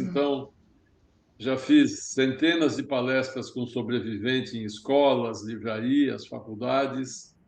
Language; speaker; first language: Portuguese; early bilingual, other home language; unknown